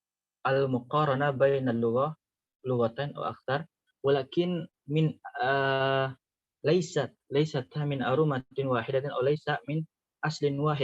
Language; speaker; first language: Arabic; non-native, learner; Indonesian